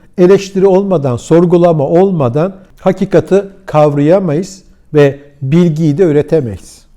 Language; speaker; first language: Turkish; early bilingual, heritage; Turkish